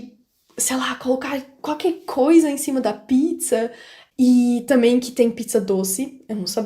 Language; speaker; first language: Portuguese; non-native, fluent; German